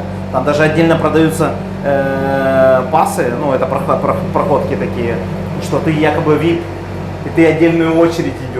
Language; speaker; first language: Russian; native; Russian